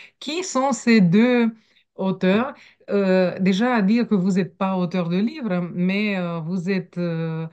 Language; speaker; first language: French; non-native, fluent; Romanian